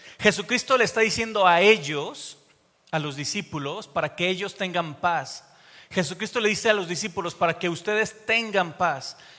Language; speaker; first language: Spanish; native; Spanish